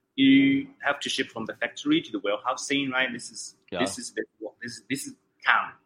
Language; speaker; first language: English; non-native, fluent; Chinese